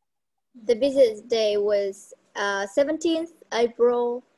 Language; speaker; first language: English; non-native, learner; Vietnamese